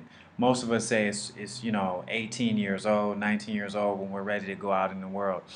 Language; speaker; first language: English; native; English